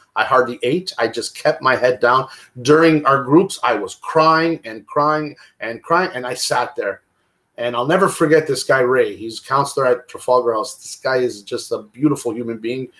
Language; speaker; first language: English; non-native, fluent; Italian